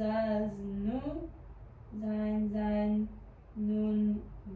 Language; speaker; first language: Hebrew; non-native, learner; English